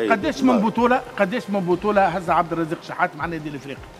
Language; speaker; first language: Arabic; native; Arabic